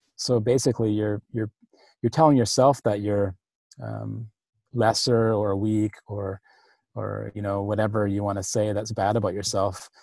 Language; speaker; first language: English; native; English